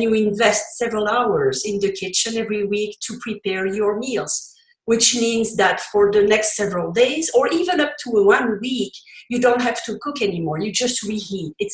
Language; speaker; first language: English; non-native, fluent; French